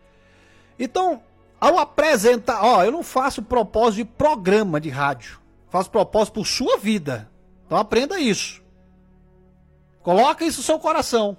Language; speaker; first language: Portuguese; native; Portuguese